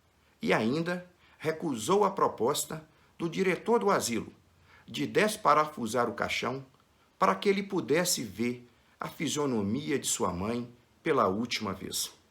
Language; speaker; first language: Portuguese; native; Portuguese